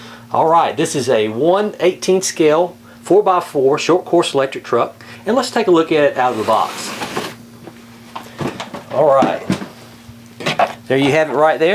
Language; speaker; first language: English; native; English